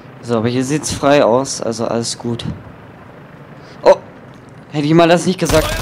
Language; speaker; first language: German; native; German